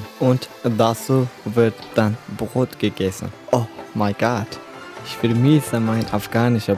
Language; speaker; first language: German; non-native, fluent; Persian